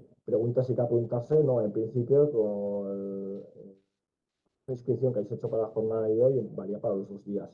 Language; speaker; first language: Spanish; native; Spanish